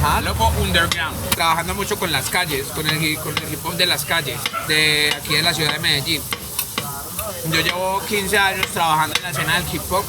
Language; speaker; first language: Spanish; native; Spanish